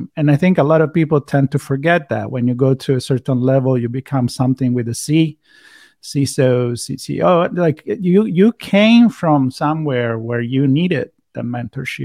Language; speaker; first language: English; non-native, fluent; Italian